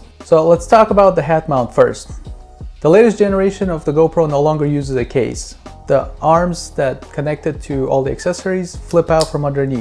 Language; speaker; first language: English; native; English